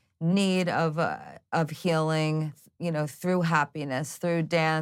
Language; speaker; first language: English; native; English